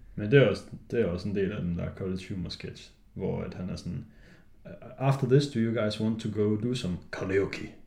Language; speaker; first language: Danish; native; Danish